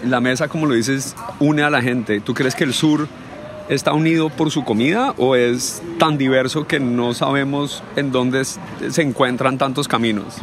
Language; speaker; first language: Spanish; native; Spanish